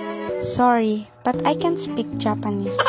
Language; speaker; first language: English; non-native, local second language; Filipino